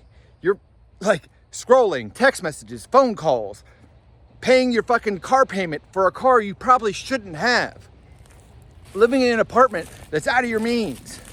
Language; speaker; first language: English; native; English